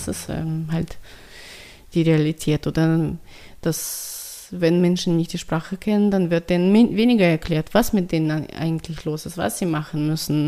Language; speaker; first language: German; non-native, fluent; Russian